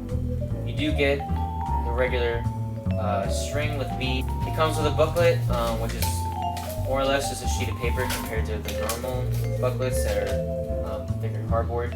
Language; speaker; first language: English; native; English